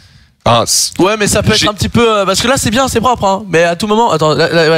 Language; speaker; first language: French; native; French